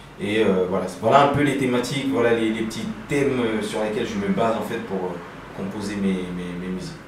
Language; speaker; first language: French; early bilingual, other home language; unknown